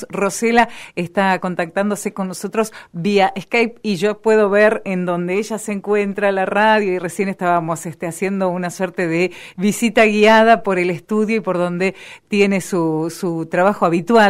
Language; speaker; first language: Spanish; native; Spanish